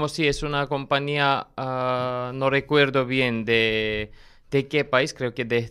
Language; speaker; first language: Spanish; non-native, learner; Armenian